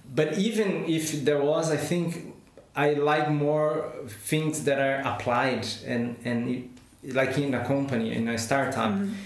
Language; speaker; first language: English; non-native, fluent; Portuguese